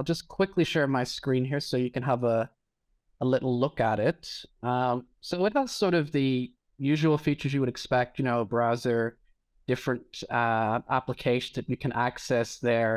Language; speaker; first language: English; native; English